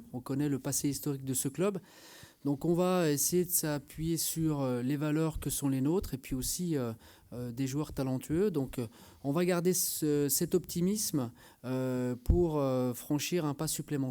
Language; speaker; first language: French; native; French